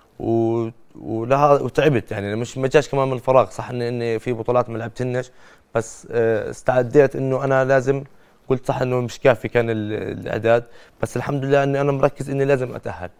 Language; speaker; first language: Arabic; native; Arabic